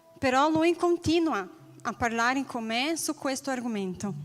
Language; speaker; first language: Italian; non-native, learner; Portuguese